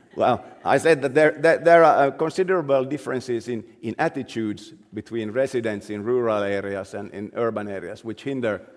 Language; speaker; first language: English; non-native, fluent; Finnish